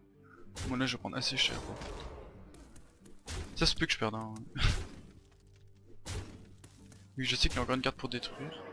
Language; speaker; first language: French; native; French